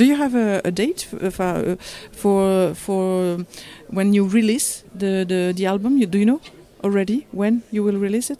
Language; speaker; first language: English; non-native, learner; French